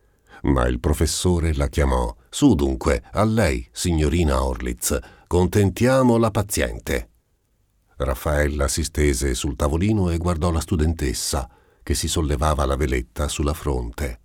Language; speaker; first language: Italian; native; Italian